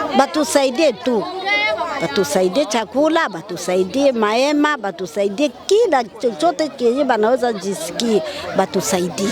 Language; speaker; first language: Swahili; native; Swahili